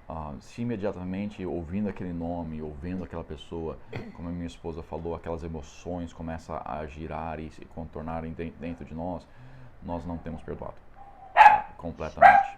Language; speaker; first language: Portuguese; non-native, fluent; English